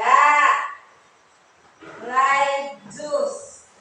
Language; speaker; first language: English; non-native, learner; Indonesian